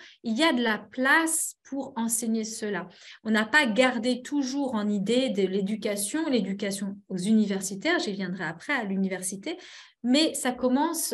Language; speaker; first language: French; native; French